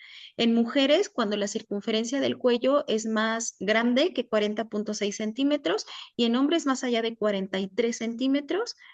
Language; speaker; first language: Spanish; native; Spanish